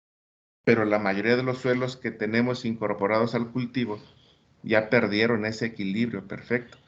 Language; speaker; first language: Spanish; native; Spanish